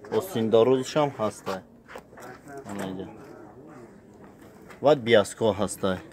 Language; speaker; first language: Tajik; native; Tajik